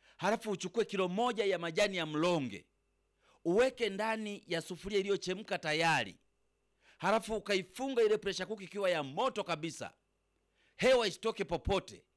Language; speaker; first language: Swahili; native; Swahili